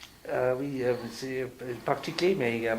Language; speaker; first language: French; non-native, fluent; English